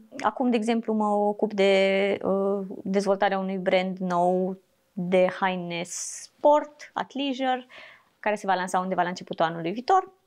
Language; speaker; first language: Romanian; native; Romanian